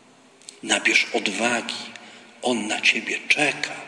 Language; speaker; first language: Polish; native; Polish